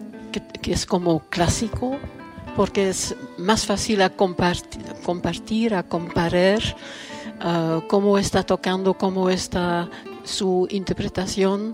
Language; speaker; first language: Spanish; non-native, fluent; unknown